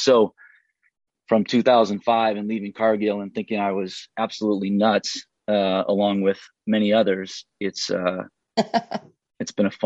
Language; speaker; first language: English; native; English